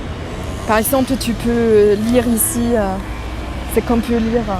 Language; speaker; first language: French; non-native, fluent; German